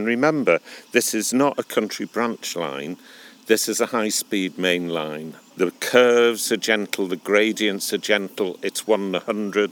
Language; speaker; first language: English; native; English